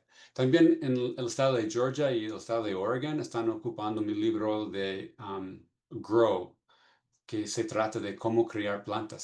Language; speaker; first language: Spanish; non-native, fluent; English